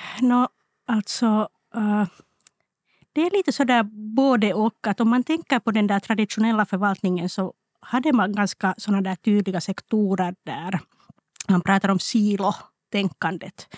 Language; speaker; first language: Swedish; non-native, local second language; Finnish